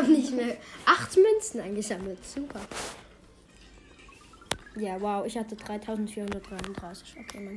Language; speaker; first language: German; native; German